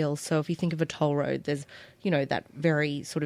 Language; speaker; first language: English; native; English